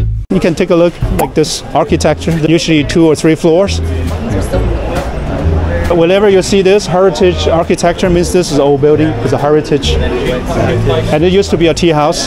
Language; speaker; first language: English; non-native, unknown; Chinese